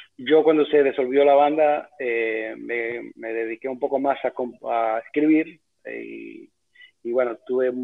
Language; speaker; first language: Spanish; early bilingual, heritage; Spanish